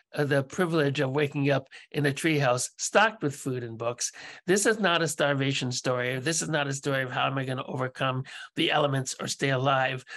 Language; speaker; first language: English; native; English